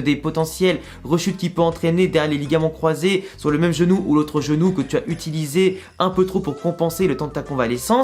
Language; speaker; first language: French; native; French